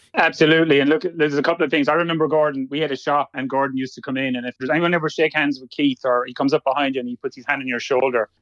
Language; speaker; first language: English; native; English